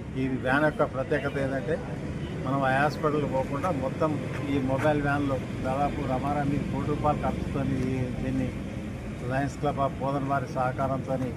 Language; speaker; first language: Telugu; native; Telugu